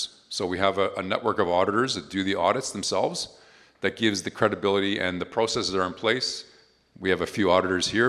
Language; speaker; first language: English; native; English